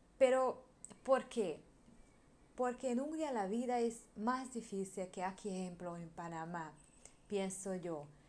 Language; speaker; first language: Spanish; non-native, learner; Hungarian